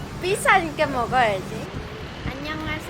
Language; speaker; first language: Korean; non-native, learner; Vietnamese